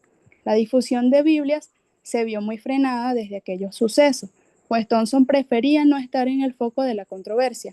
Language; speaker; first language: Spanish; native; Spanish